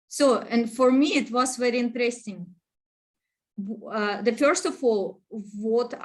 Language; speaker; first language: English; non-native, learner; Russian